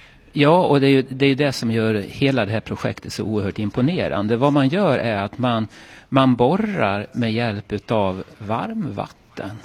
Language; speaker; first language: Swedish; native; Swedish